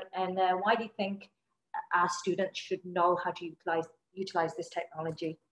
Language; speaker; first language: English; native; English